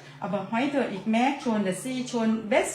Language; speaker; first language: German; non-native, learner; Thai